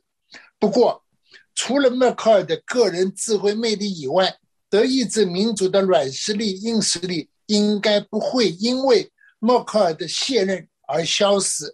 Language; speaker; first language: Chinese; native; Chinese